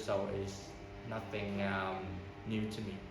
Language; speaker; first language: English; non-native, learner; Vietnamese